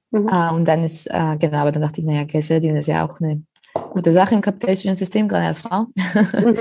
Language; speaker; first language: German; non-native, fluent; Spanish